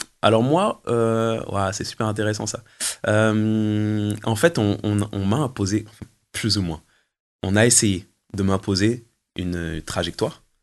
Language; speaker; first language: French; early bilingual, other home language; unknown